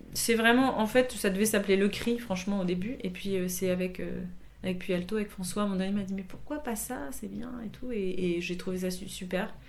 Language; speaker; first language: French; native; French